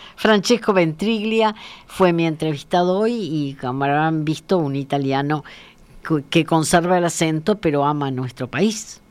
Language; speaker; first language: Spanish; native; Spanish